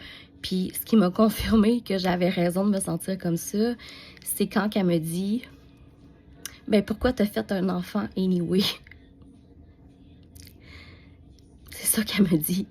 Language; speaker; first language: French; native; French